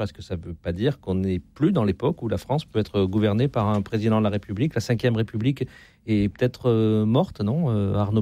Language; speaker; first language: French; native; French